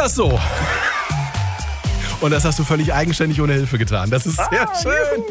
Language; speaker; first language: German; native; German